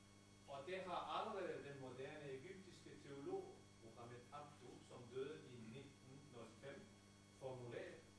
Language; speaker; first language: Danish; non-native, fluent; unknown